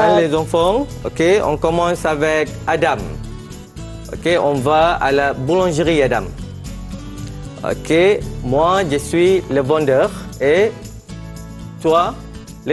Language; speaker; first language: French; non-native, fluent; Malay